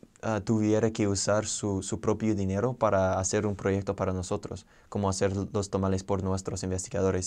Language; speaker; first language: Spanish; non-native, fluent; English